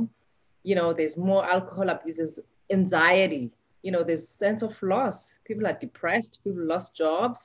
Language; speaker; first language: English; non-native, local second language; Xhosa